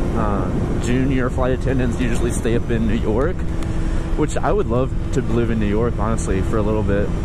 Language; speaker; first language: English; native; English